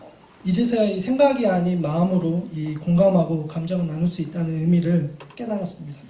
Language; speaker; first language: Korean; native; Korean